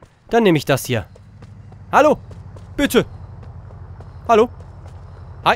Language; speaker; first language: German; native; German